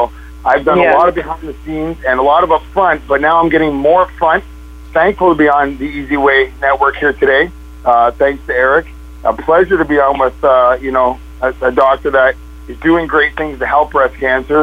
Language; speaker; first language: English; native; English